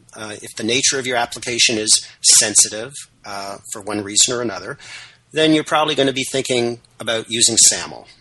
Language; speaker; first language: English; native; English